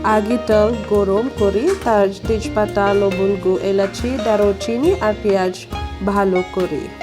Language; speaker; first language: Bangla; non-native, learner; Filipino